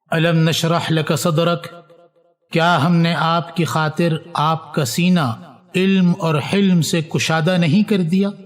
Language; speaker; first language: Urdu; native; Urdu